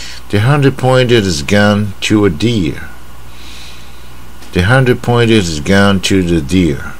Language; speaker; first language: English; non-native, fluent; Chinese